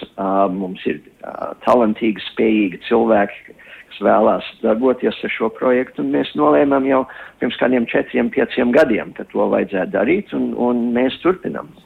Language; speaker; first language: Latvian; early bilingual, heritage; Latvian